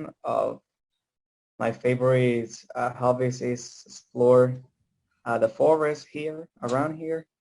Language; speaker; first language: English; non-native, learner; Spanish